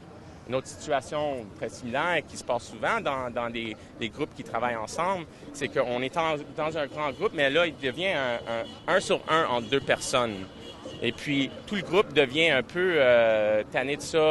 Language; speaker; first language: French; non-native, local second language; English